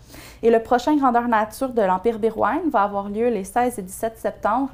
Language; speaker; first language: French; native; French